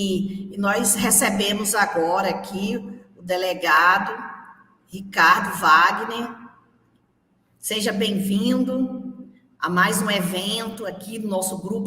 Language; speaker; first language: Portuguese; native; Portuguese